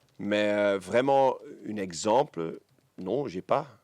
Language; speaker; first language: French; non-native, local second language; Dutch